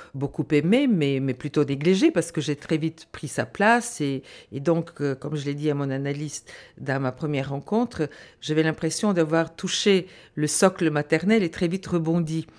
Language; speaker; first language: French; non-native, fluent; Bulgarian